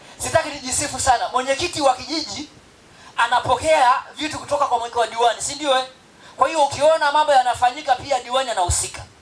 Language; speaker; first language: Swahili; non-native, local second language; Masai